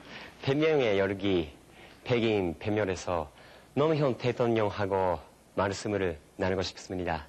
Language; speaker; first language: Korean; non-native, fluent; Japanese